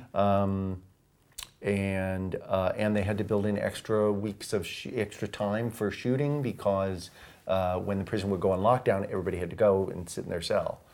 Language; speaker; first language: English; native; English